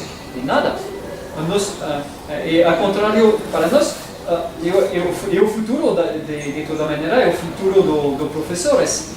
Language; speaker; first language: Portuguese; non-native, fluent; French